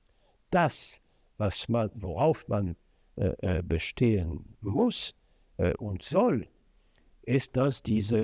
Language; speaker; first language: German; non-native, fluent; French